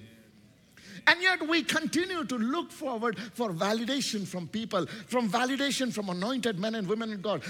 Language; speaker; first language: English; non-native, local second language; Hindi